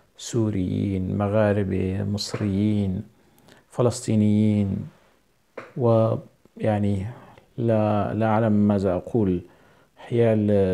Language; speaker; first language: Arabic; non-native, local second language; Kurdish